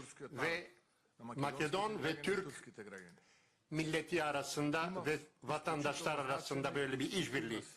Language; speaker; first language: Turkish; non-native, learner; Macedonian